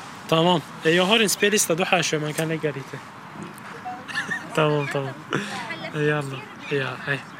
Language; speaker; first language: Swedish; early bilingual, other home language; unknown